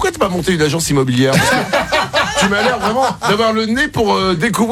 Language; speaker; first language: French; native; French